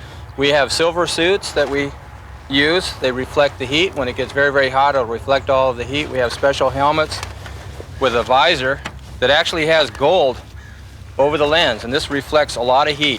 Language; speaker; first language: English; native; English